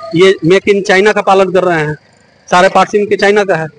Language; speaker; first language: Hindi; native; Hindi